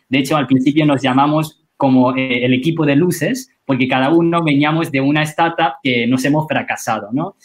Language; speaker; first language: Spanish; non-native, fluent; Chinese